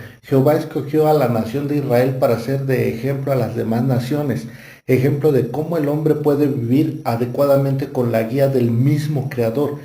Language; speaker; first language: Spanish; native; Spanish